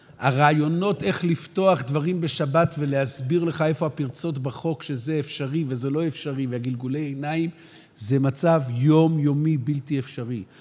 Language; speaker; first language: Hebrew; native; Hebrew